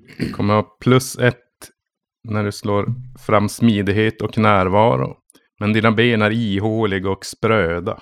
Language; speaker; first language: Swedish; native; Swedish